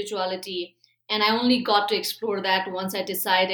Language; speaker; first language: English; non-native, local second language; Nepali